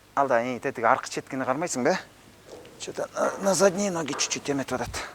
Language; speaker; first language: Russian; non-native, local second language; Kyrgyz